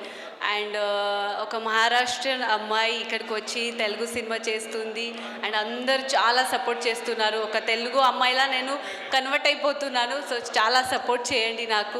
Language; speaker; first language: Telugu; non-native, fluent; Marathi